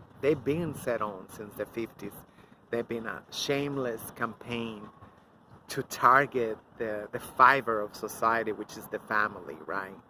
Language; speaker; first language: English; non-native, fluent; Spanish